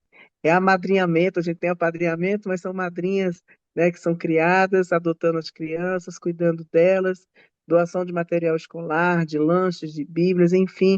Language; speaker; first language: Portuguese; native; Portuguese